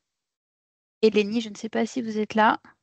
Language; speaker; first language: French; native; French